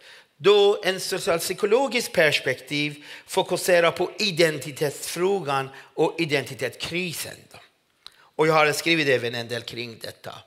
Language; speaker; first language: Swedish; non-native, fluent; Persian